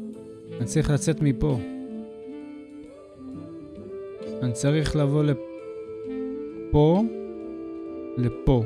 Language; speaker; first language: Hebrew; native; Hebrew